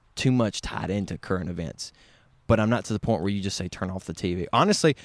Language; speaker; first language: English; native; English